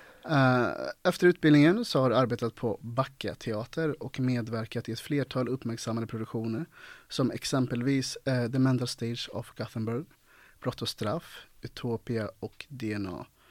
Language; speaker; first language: Swedish; native; Swedish